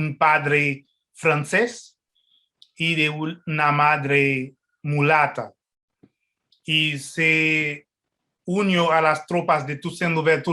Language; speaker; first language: Spanish; non-native, fluent; French